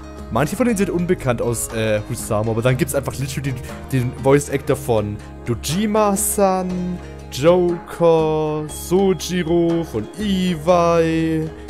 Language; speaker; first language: German; native; German